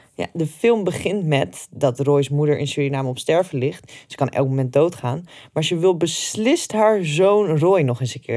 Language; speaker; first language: Dutch; native; Dutch